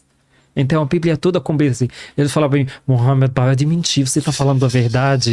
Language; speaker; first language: Portuguese; non-native, fluent; Arabic